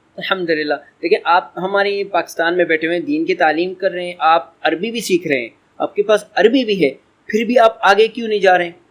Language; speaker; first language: Urdu; early bilingual, heritage; Urdu